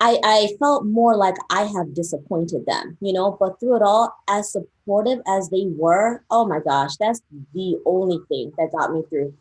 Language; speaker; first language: English; early bilingual, other home language; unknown